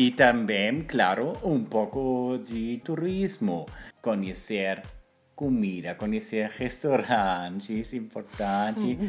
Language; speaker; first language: Portuguese; non-native, fluent; German